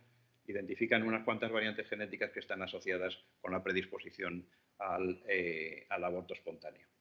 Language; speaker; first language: Spanish; native; Spanish